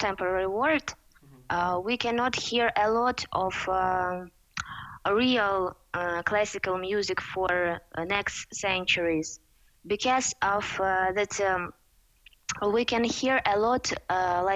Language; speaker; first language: English; non-native, fluent; Ukrainian